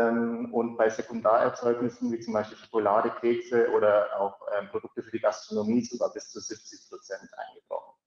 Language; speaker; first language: German; native; German